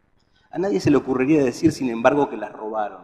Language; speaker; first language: Spanish; native; Spanish